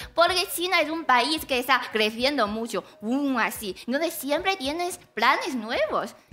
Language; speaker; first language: Spanish; non-native, fluent; Chinese